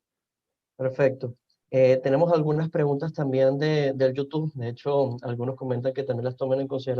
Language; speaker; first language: Spanish; native; Spanish